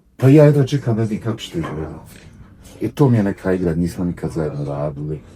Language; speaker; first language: Bosnian; native; Bosnian